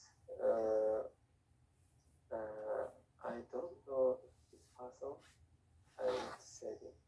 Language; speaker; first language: English; non-native, learner; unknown